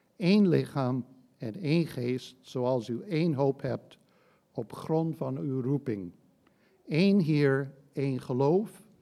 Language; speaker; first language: Dutch; non-native, fluent; English